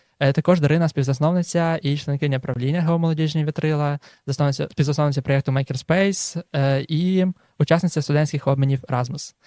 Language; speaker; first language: Ukrainian; native; Ukrainian